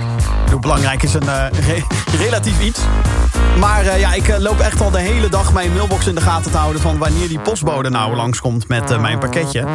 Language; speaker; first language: Dutch; native; Dutch